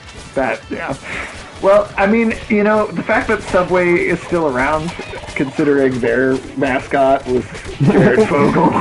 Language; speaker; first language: English; native; English